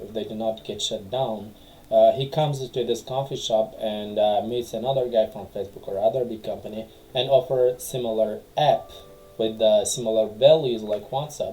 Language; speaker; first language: English; non-native, fluent; Tajik